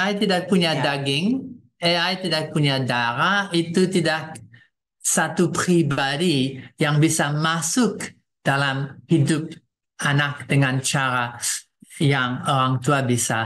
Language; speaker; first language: Indonesian; non-native, fluent; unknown